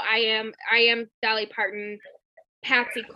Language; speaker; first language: English; native; English